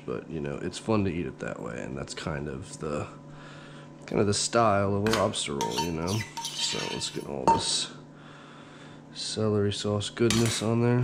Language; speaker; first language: English; native; English